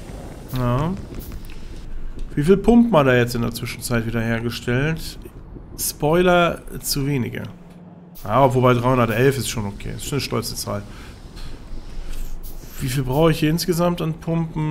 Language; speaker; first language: German; native; German